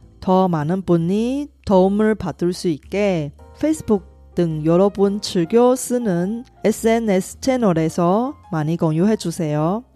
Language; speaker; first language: Korean; non-native, fluent; Chinese